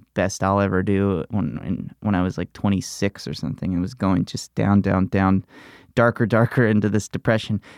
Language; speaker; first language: English; native; English